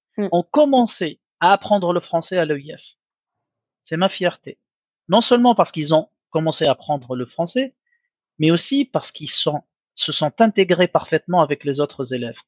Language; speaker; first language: French; non-native, local second language; Arabic